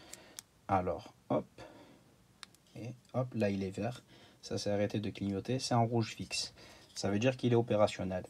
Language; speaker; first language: French; native; French